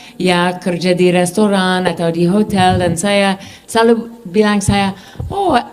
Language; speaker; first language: Indonesian; non-native, fluent; English